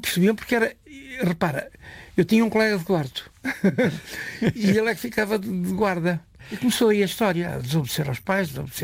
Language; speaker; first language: Portuguese; native; Portuguese